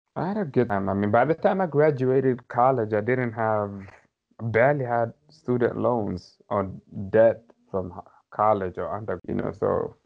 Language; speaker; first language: English; non-native, local second language; Somali